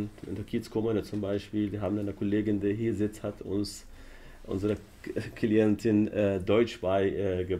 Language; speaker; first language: German; non-native, learner; Arabic